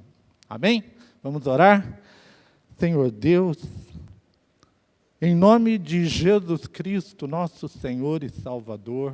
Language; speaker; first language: Portuguese; native; Portuguese